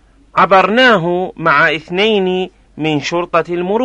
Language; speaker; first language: Arabic; non-native, fluent; Persian